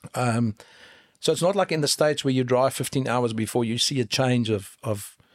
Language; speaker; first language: English; non-native, local second language; Afrikaans